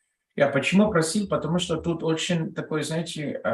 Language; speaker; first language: Russian; non-native, fluent; Telugu